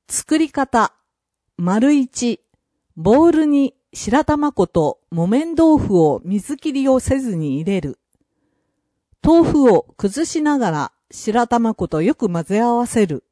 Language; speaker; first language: Japanese; native; Japanese